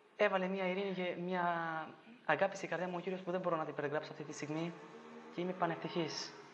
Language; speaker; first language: Greek; non-native, fluent; Albanian